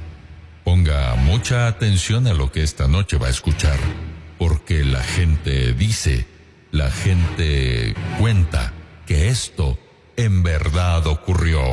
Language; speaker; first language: Spanish; native; Spanish